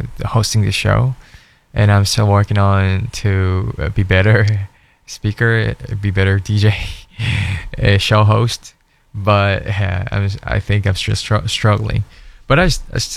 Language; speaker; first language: English; non-native, learner; Korean